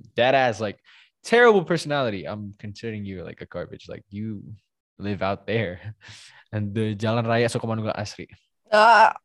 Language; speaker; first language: English; non-native, fluent; Indonesian